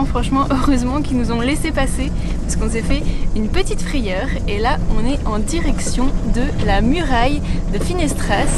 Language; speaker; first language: French; native; French